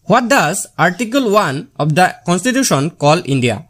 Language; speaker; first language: English; non-native, local second language; Assamese